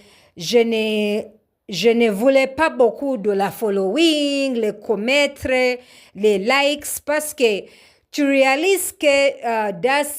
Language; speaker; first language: French; non-native, learner; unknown